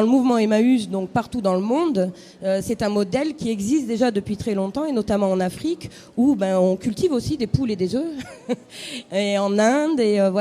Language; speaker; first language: French; native; French